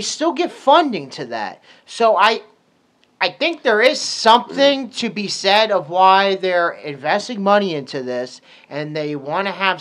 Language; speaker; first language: English; native; English